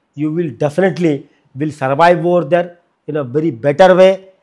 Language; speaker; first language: English; non-native, local second language; Marathi